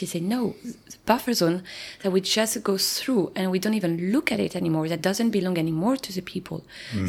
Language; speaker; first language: English; non-native, fluent; French